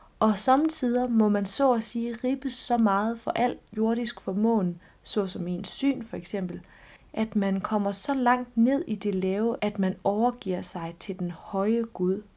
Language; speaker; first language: Danish; native; Danish